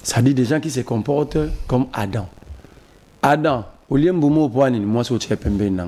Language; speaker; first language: French; non-native, local second language; Lingala